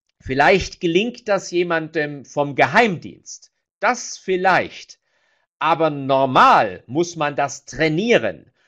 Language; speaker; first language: German; native; German